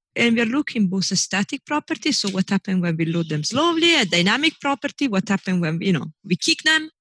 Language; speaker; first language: English; non-native, fluent; Italian